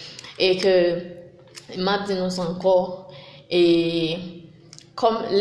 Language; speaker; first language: French; non-native, local second language; Haitian Creole